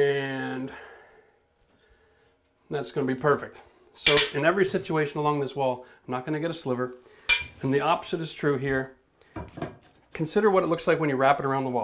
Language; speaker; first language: English; native; English